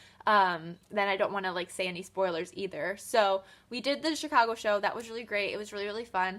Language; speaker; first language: English; native; English